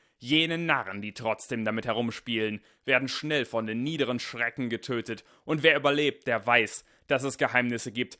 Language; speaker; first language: German; native; German